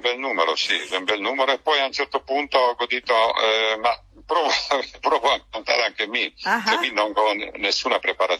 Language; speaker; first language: Italian; non-native, fluent; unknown